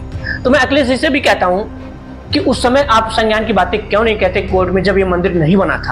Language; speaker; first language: Hindi; native; Hindi